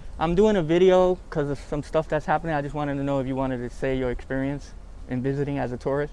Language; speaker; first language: English; native; English